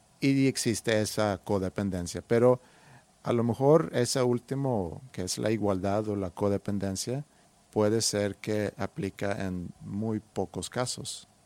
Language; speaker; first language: Spanish; non-native, fluent; Swedish